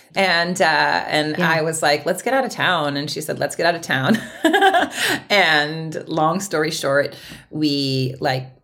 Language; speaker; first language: English; native; English